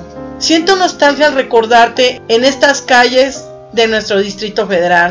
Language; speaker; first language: Spanish; native; Spanish